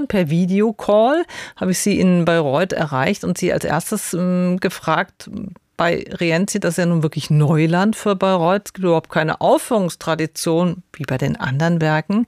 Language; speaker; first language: German; native; German